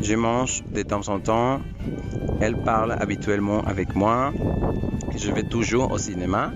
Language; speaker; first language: French; non-native, fluent; Spanish